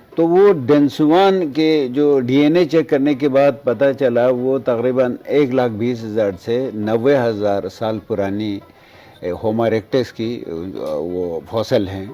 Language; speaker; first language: Urdu; non-native, local second language; Balti